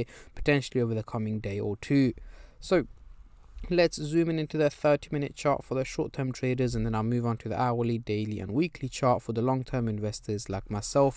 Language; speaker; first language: English; native; English